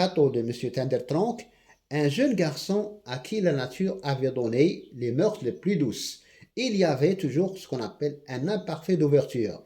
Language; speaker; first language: French; non-native, local second language; Arabic